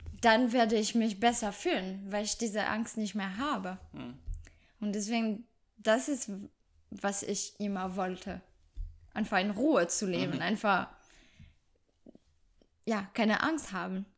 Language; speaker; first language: German; non-native, fluent; French